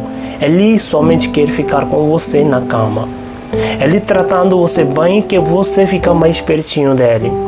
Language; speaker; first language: Portuguese; non-native, local second language; Hindi